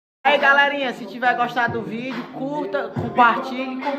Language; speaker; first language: Portuguese; native; Portuguese